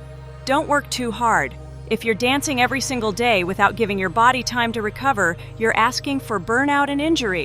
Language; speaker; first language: English; non-native, fluent; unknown